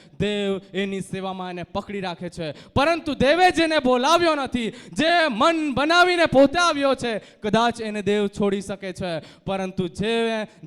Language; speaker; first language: Gujarati; native; Gujarati